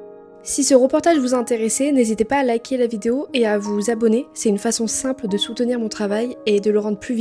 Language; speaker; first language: French; native; French